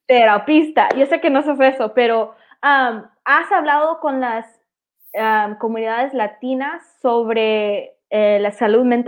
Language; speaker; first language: Spanish; early bilingual, heritage; Spanish